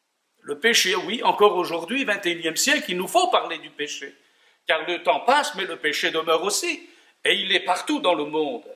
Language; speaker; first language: French; native; French